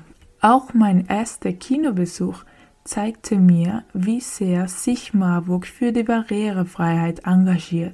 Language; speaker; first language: German; non-native, learner; Spanish